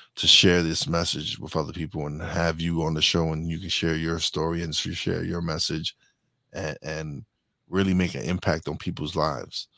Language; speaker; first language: English; native; English